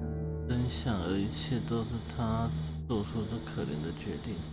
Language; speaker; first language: Chinese; native; Chinese